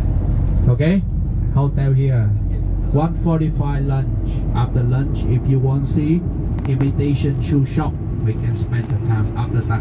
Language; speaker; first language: English; non-native, local second language; Vietnamese